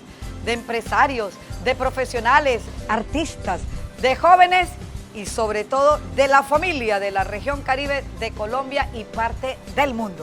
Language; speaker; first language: Spanish; native; Spanish